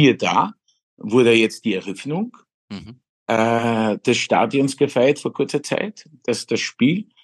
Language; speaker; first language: German; non-native, fluent; Polish